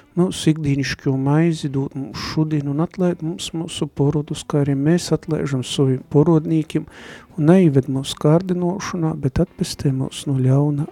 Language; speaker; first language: Latvian; native; Latvian